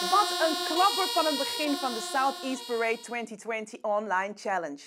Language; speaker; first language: Dutch; native; Dutch